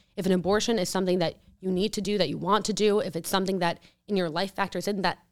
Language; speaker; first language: English; early bilingual, other home language; Spanish